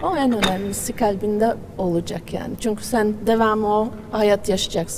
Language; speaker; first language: Turkish; non-native, learner; Latvian